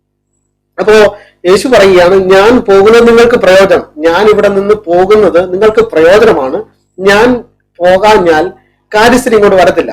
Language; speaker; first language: Malayalam; native; Malayalam